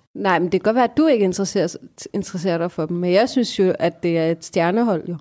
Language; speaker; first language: Danish; early bilingual, other home language; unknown